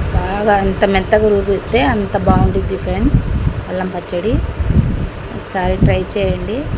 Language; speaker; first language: Telugu; non-native, local second language; Urdu